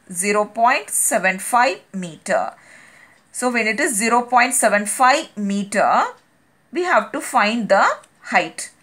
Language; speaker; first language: English; non-native, local second language; Tamil